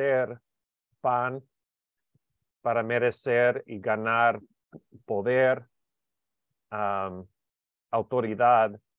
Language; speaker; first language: Spanish; non-native, learner; English